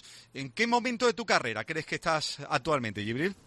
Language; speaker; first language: Spanish; native; Spanish